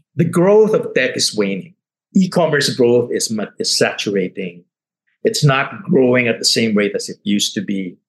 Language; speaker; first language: English; non-native, local second language; Filipino